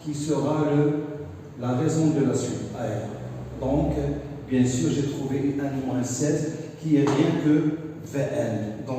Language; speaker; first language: French; non-native, local second language; Arabic